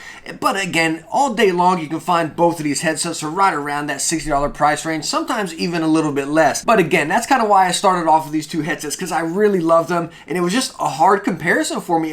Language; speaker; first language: English; native; English